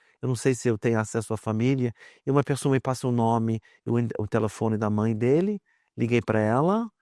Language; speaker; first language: Portuguese; non-native, fluent; English